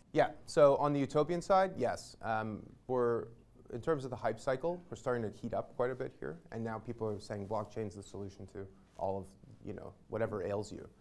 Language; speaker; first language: English; native; English